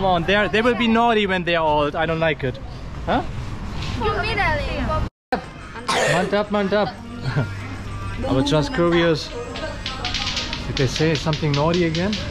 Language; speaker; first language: English; non-native, fluent; German